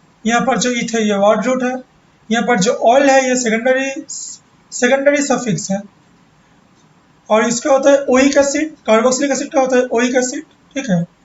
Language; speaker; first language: Hindi; non-native, local second language; Bangla